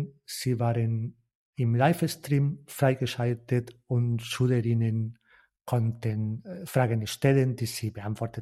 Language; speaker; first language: German; non-native, fluent; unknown